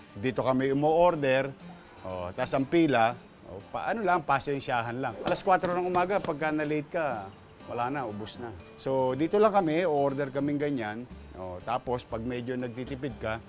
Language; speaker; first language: Filipino; native; Filipino